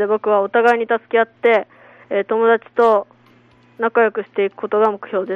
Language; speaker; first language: Japanese; native; Japanese